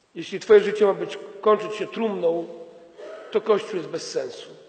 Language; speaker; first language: Polish; native; Polish